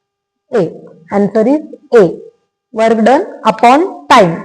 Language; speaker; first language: English; non-native, local second language; Marathi